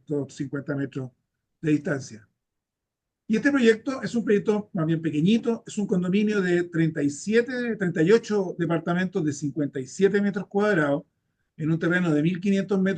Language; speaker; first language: Spanish; native; Spanish